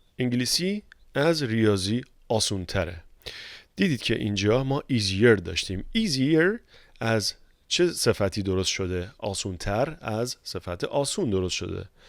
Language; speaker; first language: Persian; native; Persian